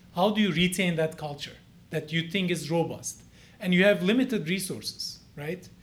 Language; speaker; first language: English; non-native, fluent; Turkish